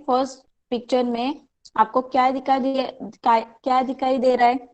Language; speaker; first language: Hindi; non-native, local second language; Marathi